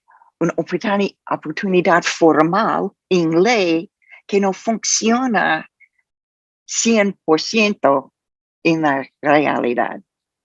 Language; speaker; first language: Spanish; non-native, fluent; English